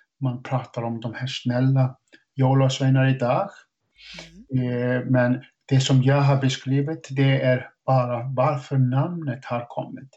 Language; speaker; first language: Swedish; non-native, fluent; Icelandic